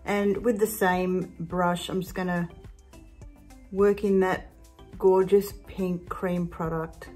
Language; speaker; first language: English; native; English